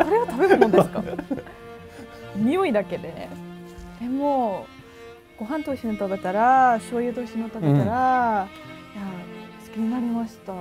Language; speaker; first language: Japanese; non-native, fluent; Dutch